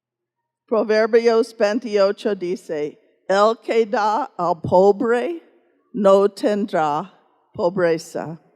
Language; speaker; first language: Spanish; non-native, fluent; English